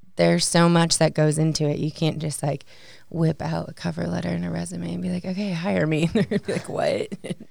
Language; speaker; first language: English; native; English